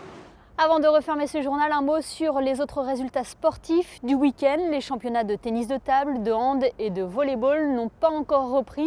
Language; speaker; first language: French; native; French